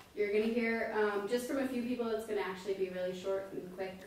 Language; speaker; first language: English; native; English